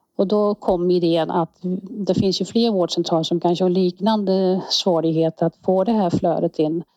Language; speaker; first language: Swedish; non-native, fluent; Dutch